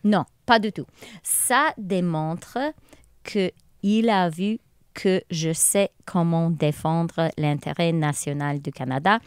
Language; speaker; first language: French; non-native, local second language; English